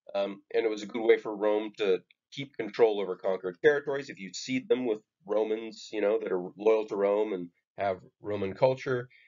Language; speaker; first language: English; native; English